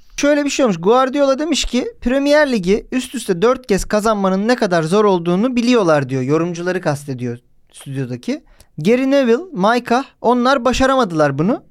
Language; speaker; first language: Turkish; native; Turkish